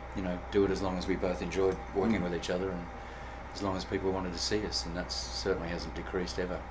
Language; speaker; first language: English; native; English